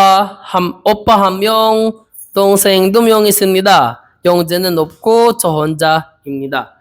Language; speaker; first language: Korean; non-native, learner; Filipino